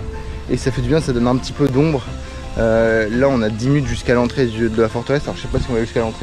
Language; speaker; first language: French; native; French